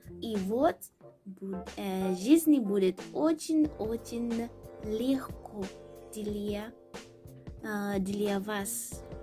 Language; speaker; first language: Russian; non-native, learner; Swahili